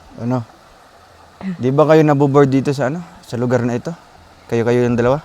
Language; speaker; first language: Filipino; non-native, local second language; Cebuano